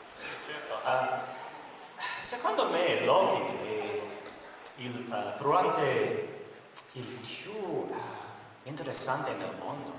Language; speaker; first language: Italian; non-native, learner; English